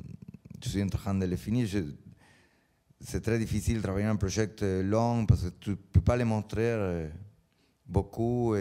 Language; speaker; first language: French; non-native, learner; Spanish